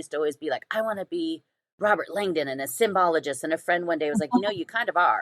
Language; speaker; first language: English; native; English